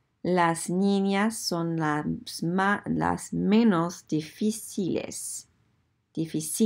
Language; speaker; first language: Spanish; non-native, fluent; English